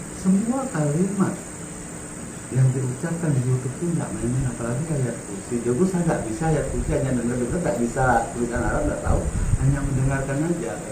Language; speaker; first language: Indonesian; non-native, local second language; Javanese